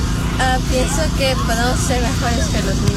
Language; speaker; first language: Spanish; early bilingual, other home language; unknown